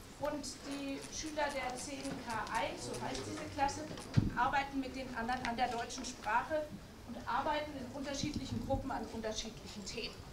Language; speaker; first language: German; native; German